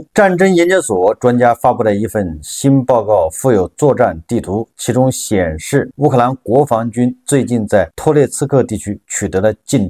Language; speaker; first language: Chinese; native; Chinese